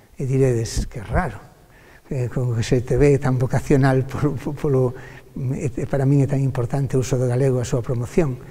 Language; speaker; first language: Galician; native; Galician